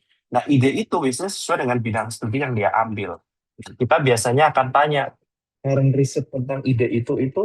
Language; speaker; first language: Indonesian; native; Indonesian